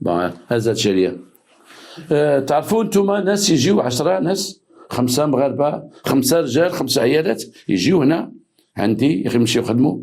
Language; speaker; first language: Arabic; native; Arabic